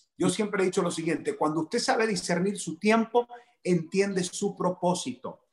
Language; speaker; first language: Spanish; native; Spanish